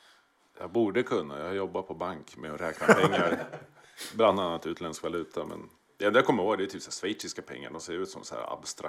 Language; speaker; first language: Swedish; native; Swedish